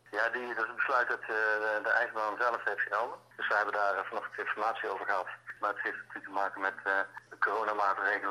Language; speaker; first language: Dutch; native; Dutch